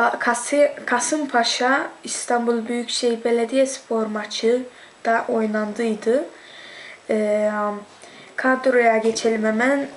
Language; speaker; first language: Turkish; early bilingual, heritage; Turkish